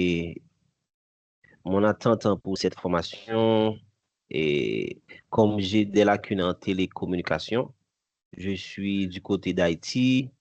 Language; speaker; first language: French; non-native, local second language; Haitian Creole